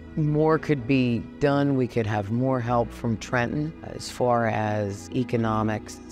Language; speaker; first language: English; native; English